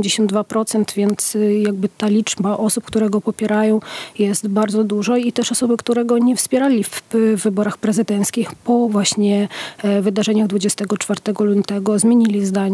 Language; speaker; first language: Polish; non-native, fluent; Ukrainian